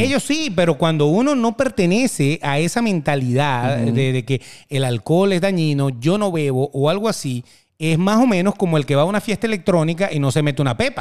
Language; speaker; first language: Spanish; native; Spanish